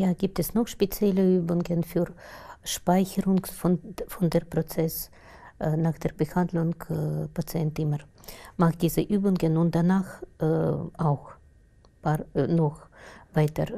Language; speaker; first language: German; non-native, learner; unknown